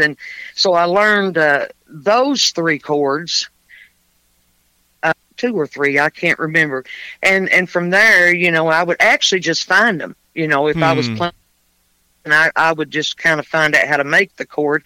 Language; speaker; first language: English; native; English